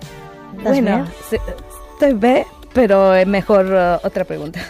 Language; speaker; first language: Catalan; non-native, learner; Spanish